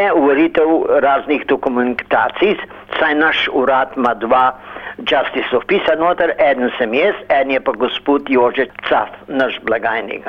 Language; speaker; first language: Slovenian; early bilingual, heritage; Slovenian